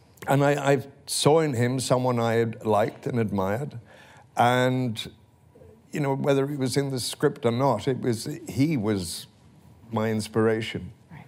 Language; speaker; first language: English; native; English